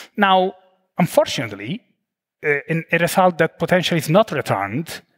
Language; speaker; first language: English; non-native, fluent; Italian